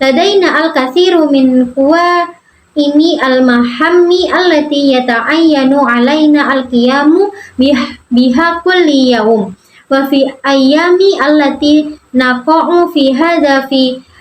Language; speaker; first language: Arabic; non-native, learner; Indonesian